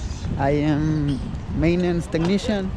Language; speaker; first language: English; non-native, learner; Spanish